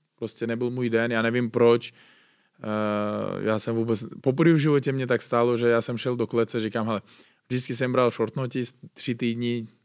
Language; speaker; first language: Czech; non-native, fluent; Uzbek